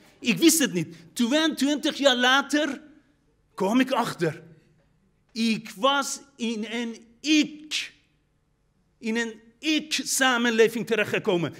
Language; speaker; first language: Dutch; non-native, fluent; Persian